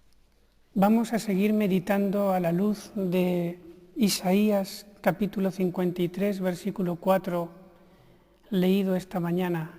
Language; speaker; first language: Spanish; native; Spanish